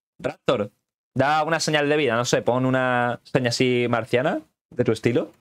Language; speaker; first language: Spanish; native; Spanish